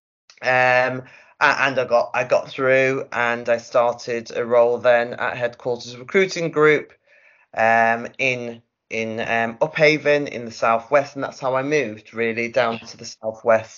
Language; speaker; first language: English; native; English